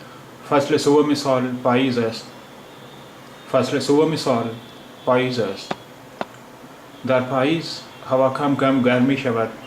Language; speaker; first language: Persian; non-native, fluent; Urdu